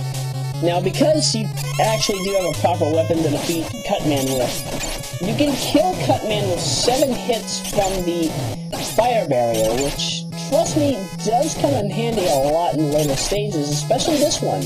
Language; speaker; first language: English; native; English